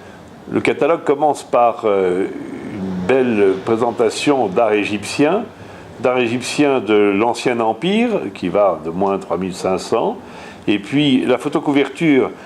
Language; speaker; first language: French; native; French